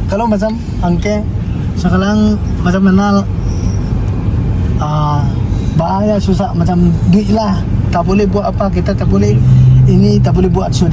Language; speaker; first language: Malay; non-native, learner; Tedim Chin